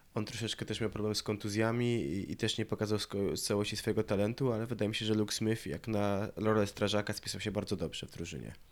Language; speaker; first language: Polish; native; Polish